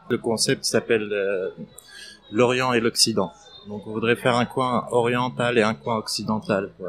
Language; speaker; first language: French; non-native, fluent; Arabic